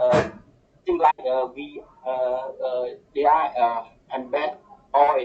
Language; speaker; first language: English; non-native, learner; Khmer